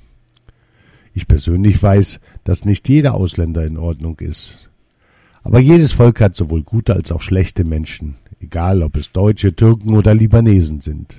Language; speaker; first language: German; early bilingual, other home language; Arabic